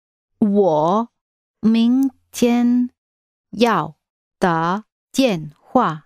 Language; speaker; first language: Chinese; non-native, learner; English